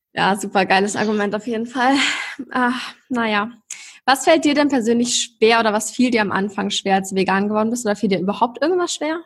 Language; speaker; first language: German; native; German